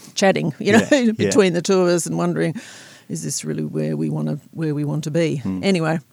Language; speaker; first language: English; native; English